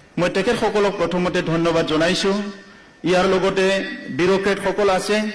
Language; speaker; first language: Assamese; non-native, local second language; Bodo